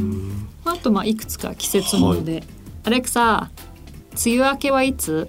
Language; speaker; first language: Japanese; native; Japanese